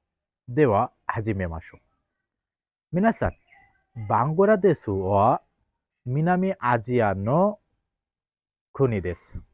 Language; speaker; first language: Japanese; non-native, learner; Bangla